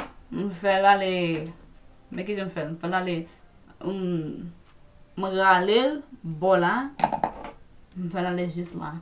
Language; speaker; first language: Haitian Creole; early bilingual, heritage; Haitian Creole